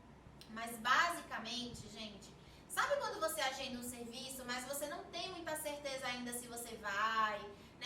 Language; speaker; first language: Portuguese; native; Portuguese